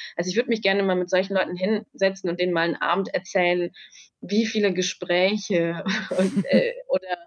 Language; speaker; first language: German; native; German